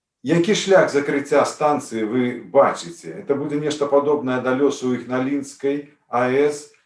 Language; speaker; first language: Belarusian; native; Belarusian